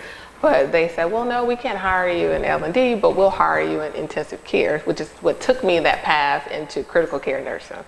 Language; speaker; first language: English; native; English